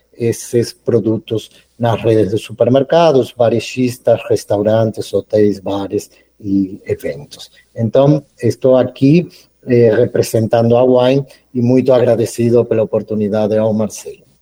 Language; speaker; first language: Portuguese; non-native, fluent; Spanish